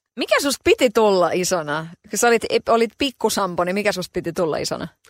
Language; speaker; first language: Finnish; native; Finnish